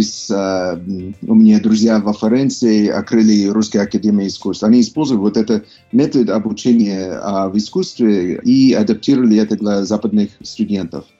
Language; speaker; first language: Russian; non-native, fluent; English